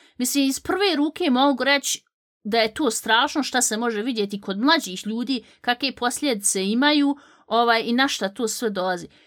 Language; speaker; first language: Bosnian; native; Bosnian